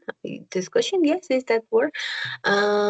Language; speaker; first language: English; non-native, learner; Spanish